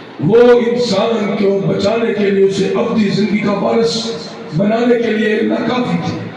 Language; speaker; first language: Urdu; non-native, local second language; Punjabi